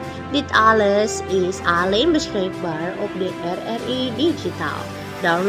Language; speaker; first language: Dutch; non-native, fluent; Indonesian